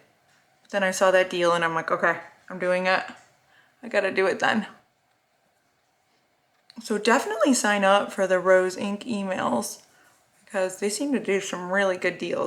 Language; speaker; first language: English; native; English